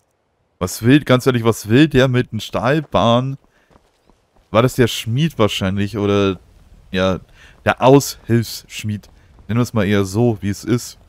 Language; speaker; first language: German; native; German